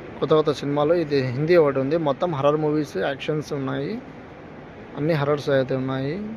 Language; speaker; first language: Telugu; non-native, local second language; Urdu